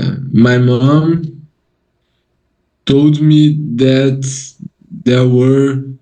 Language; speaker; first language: English; non-native, learner; Portuguese